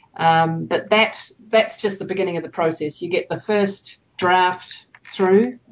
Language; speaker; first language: English; native; English